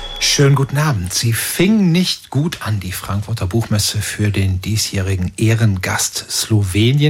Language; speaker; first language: German; native; German